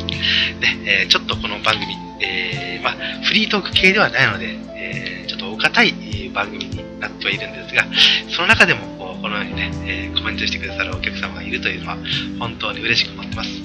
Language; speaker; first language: Japanese; native; Japanese